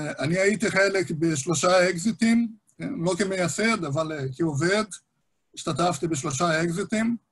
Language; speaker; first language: Hebrew; non-native, fluent; Portuguese